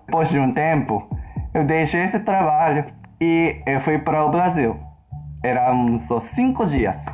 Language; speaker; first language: Portuguese; non-native, fluent; Japanese